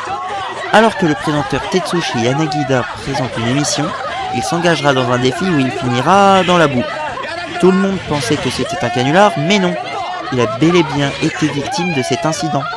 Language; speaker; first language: French; native; French